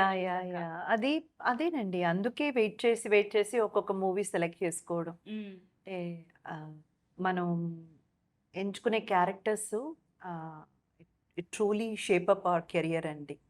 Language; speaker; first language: Telugu; native; Telugu